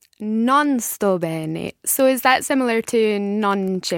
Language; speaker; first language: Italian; non-native, learner; English